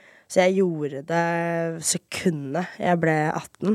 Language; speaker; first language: Norwegian; early bilingual, heritage; Norwegian